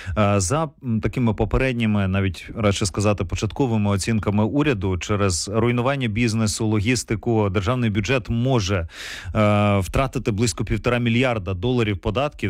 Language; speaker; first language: Ukrainian; native; Ukrainian